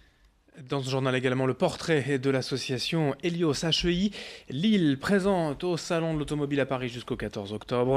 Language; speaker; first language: French; native; French